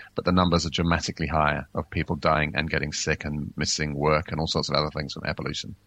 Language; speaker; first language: English; native; English